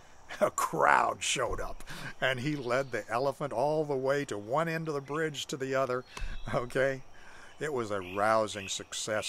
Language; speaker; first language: English; native; English